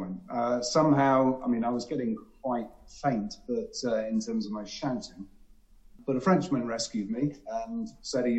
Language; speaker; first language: English; native; English